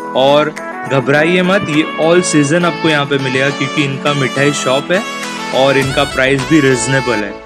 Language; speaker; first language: Hindi; non-native, local second language; Bangla